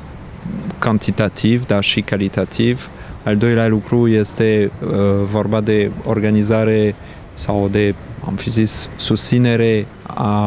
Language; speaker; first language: Romanian; non-native, fluent; French